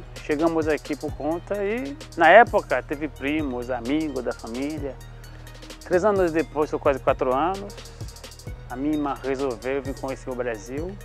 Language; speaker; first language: Portuguese; non-native, fluent; Haitian Creole